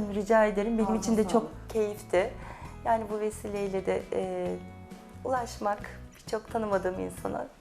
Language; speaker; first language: Turkish; native; Turkish